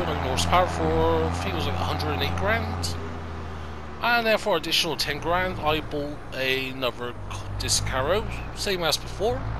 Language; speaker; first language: English; native; English